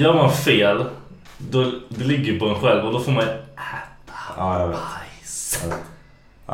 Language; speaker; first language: Swedish; native; Swedish